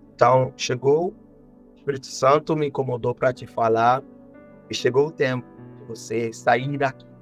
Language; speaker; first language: Portuguese; non-native, fluent; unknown